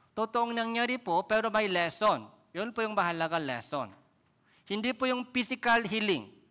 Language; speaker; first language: Filipino; non-native, fluent; Korean